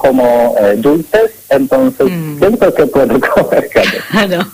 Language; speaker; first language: Spanish; non-native, learner; Polish